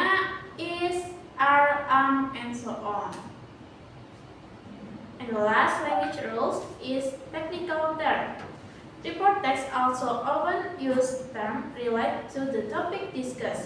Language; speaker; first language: English; non-native, learner; Indonesian